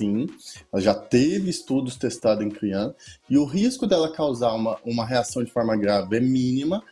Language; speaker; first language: Portuguese; native; Portuguese